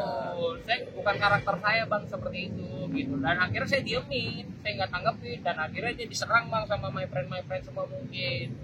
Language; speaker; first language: Indonesian; native; Indonesian